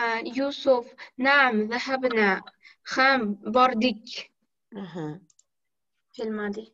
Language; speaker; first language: Arabic; non-native, learner; Uzbek